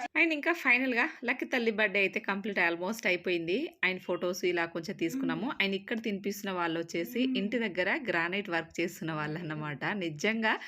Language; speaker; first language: Telugu; native; Telugu